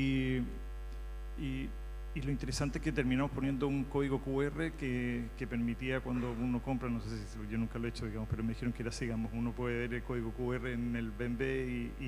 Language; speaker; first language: Spanish; native; Spanish